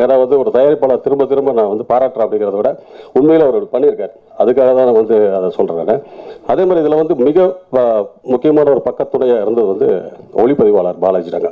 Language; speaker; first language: Tamil; native; Tamil